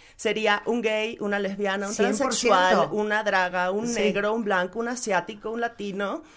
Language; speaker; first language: Spanish; native; Spanish